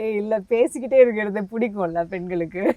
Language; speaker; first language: Tamil; native; Tamil